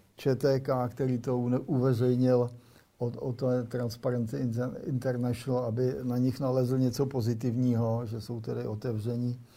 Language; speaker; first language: Czech; native; Czech